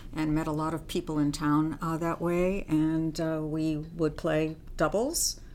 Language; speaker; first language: English; early bilingual, other home language; Armenian